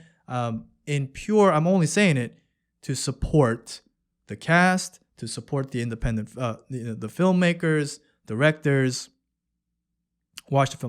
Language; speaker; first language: English; early bilingual, other home language; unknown